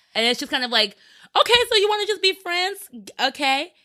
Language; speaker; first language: English; native; English